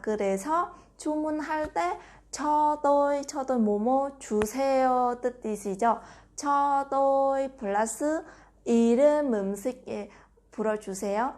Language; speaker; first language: Korean; non-native, fluent; Vietnamese